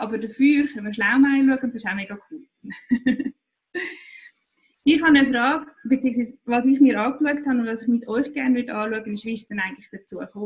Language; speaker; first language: German; native; German